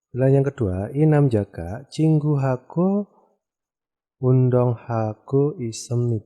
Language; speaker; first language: Korean; non-native, fluent; Indonesian